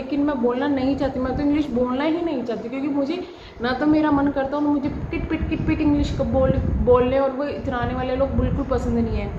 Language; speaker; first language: Hindi; native; Hindi